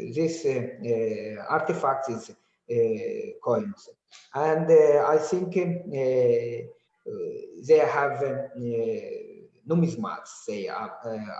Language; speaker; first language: English; non-native, learner; Azerbaijani